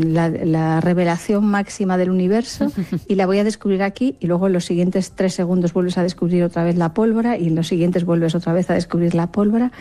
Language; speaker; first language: Spanish; native; Spanish